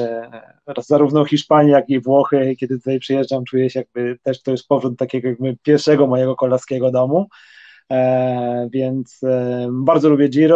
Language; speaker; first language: Polish; native; Polish